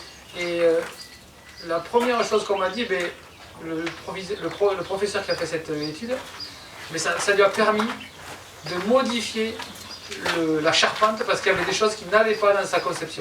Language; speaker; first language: French; native; French